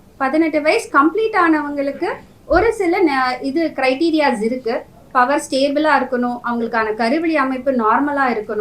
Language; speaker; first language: Tamil; native; Tamil